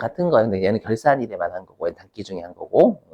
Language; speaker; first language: Korean; native; Korean